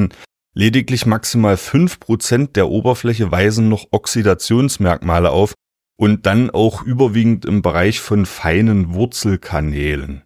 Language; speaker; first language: German; native; German